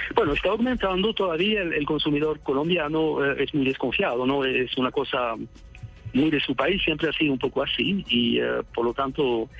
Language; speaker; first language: Spanish; non-native, fluent; Swedish